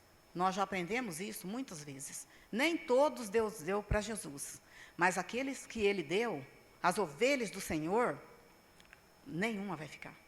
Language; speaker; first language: Portuguese; native; Portuguese